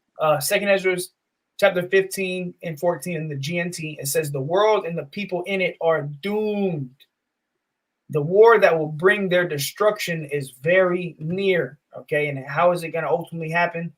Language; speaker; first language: English; native; English